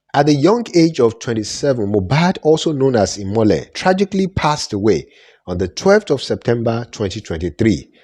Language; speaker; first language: English; non-native, local second language; Yoruba